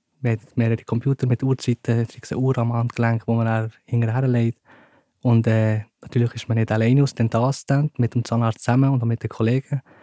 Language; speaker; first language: German; early bilingual, other home language; Turkish